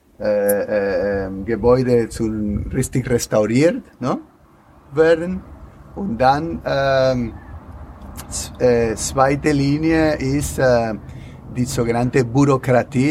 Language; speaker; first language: German; non-native, learner; Spanish